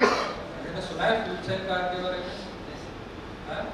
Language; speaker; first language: Hindi; native; Hindi